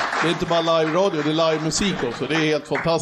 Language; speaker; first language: Swedish; native; Swedish